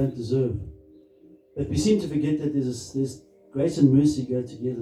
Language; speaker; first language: English; native; English